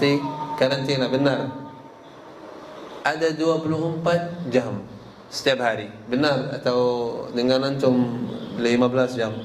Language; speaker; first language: Indonesian; non-native, learner; Arabic